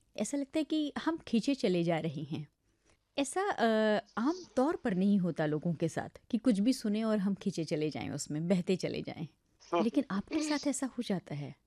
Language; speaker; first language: Hindi; native; Hindi